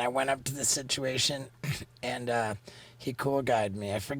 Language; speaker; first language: English; native; English